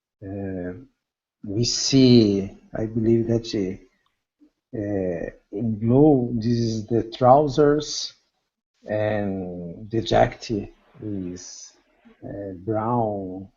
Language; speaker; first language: English; non-native, learner; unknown